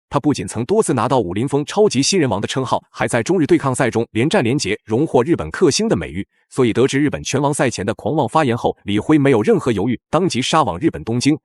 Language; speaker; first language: Chinese; native; Chinese